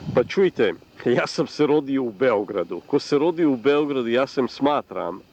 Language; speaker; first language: Serbian; non-native, local second language; Hungarian